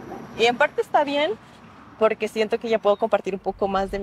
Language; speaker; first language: Spanish; native; Spanish